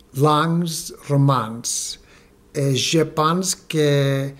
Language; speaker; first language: French; non-native, learner; Spanish